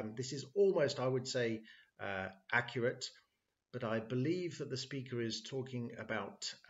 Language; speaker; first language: English; native; English